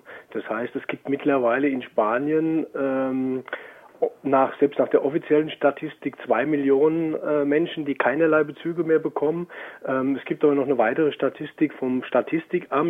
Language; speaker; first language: German; native; German